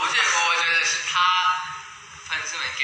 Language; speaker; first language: Chinese; non-native, learner; Thai